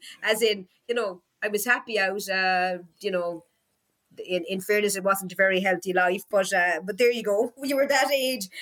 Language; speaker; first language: English; native; English